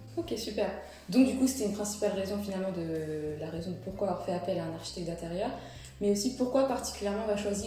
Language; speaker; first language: French; native; French